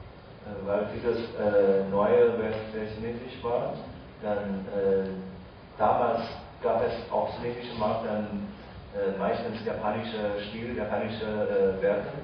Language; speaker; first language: German; non-native, fluent; Chinese